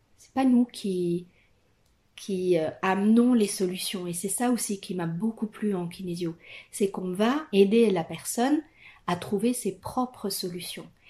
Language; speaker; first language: French; non-native, fluent; Italian